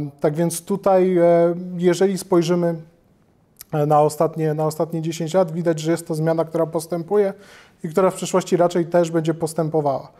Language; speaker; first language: Polish; native; Polish